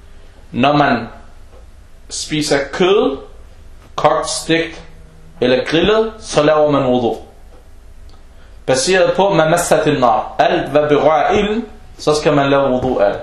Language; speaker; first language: Danish; non-native, fluent; Arabic